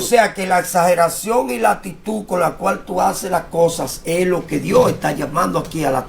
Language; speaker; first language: Spanish; native; Spanish